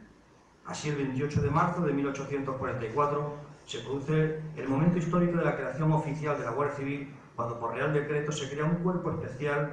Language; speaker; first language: Spanish; native; Spanish